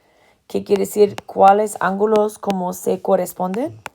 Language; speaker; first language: Spanish; non-native, fluent; English